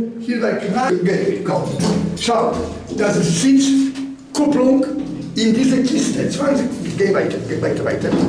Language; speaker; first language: German; non-native, learner; Polish